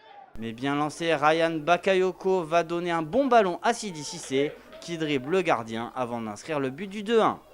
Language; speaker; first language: French; native; French